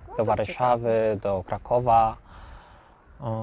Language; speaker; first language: Polish; non-native, learner; Korean